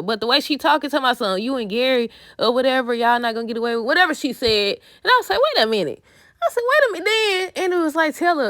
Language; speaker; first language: English; native; English